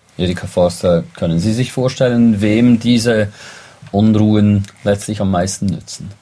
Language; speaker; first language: German; native; German